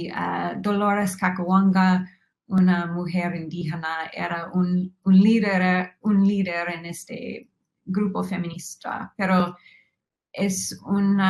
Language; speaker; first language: Spanish; non-native, fluent; English